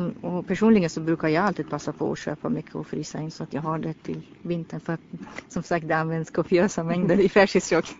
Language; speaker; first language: Swedish; non-native, fluent; Persian